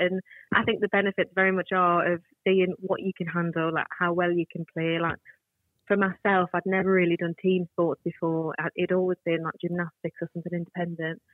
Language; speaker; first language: English; native; English